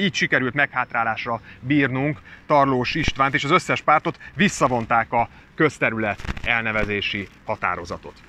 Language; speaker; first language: Hungarian; native; Hungarian